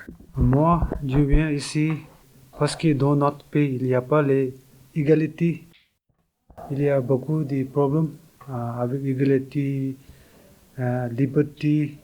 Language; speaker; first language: French; non-native, learner; Tibetan